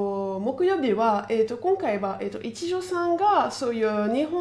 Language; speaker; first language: Japanese; non-native, fluent; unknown